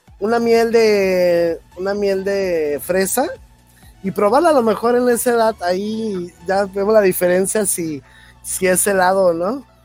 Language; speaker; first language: Spanish; native; Spanish